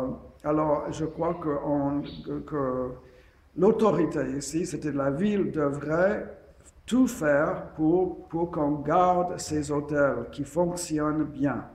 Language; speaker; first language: French; non-native, fluent; English